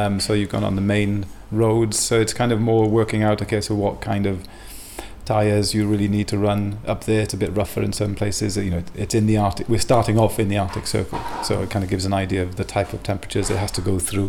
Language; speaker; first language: English; native; English